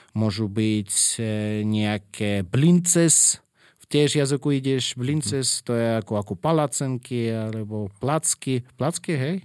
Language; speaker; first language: Slovak; non-native, fluent; Russian